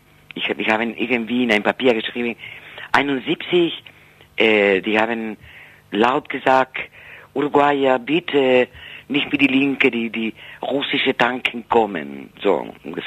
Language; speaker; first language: German; non-native, fluent; Spanish